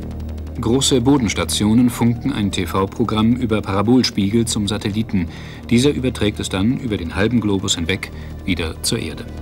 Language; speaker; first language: German; native; German